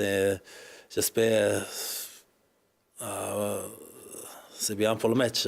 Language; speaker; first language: French; non-native, learner; English